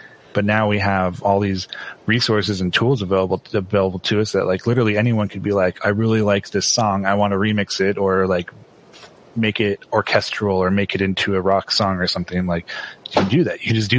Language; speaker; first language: English; native; English